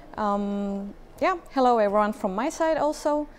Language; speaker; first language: English; non-native, fluent; Estonian